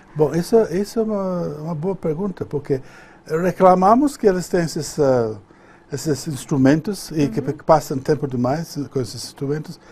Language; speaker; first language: Portuguese; non-native, fluent; English